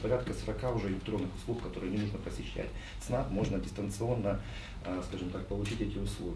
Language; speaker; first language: Russian; native; Russian